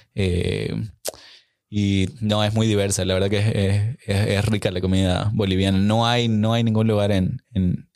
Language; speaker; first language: Spanish; native; Spanish